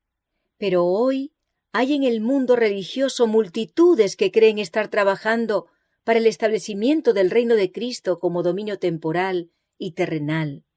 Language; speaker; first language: Spanish; native; Spanish